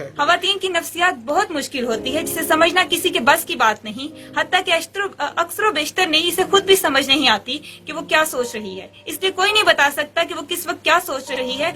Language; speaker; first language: Urdu; non-native, local second language; Punjabi